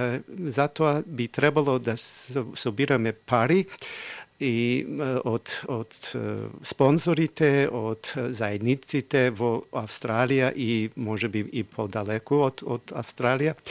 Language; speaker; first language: Macedonian; non-native, fluent; English